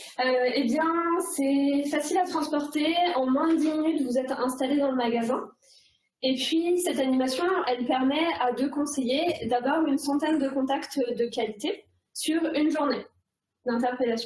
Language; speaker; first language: French; native; French